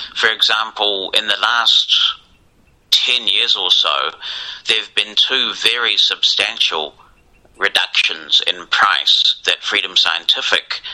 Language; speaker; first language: English; native; English